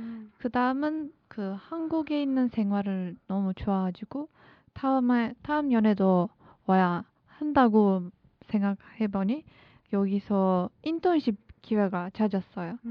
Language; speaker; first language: Korean; non-native, learner; Turkish